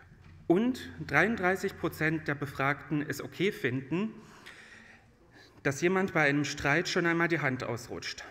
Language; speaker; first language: German; native; German